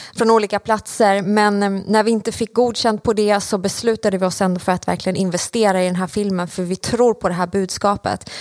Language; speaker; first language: Swedish; native; Swedish